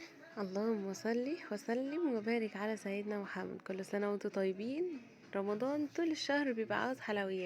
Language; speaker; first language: Arabic; native; Arabic